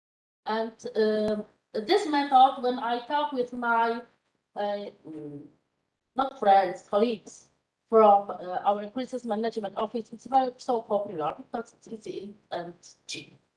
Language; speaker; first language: English; non-native, fluent; Polish